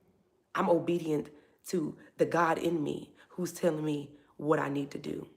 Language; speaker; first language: English; native; English